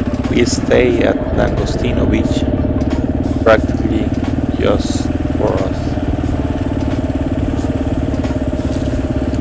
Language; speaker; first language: English; non-native, fluent; Spanish